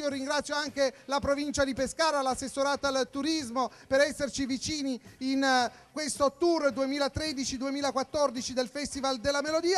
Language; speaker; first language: Italian; native; Italian